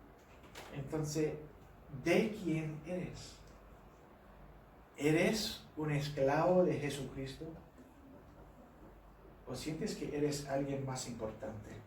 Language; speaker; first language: Spanish; non-native, fluent; English